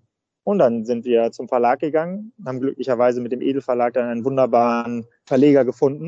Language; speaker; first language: German; native; German